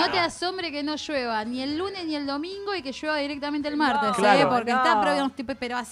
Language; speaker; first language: Spanish; native; Spanish